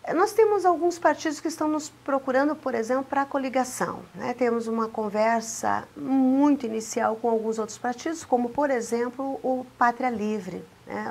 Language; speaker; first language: Portuguese; native; Portuguese